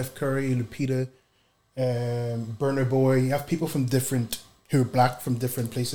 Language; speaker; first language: English; native; English